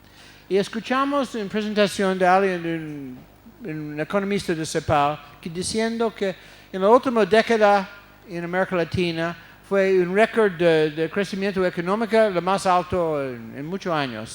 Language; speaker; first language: Spanish; non-native, fluent; English